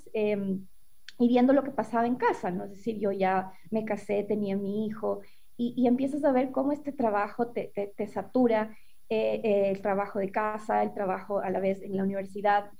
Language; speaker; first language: Spanish; native; Spanish